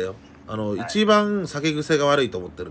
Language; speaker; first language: Japanese; native; Japanese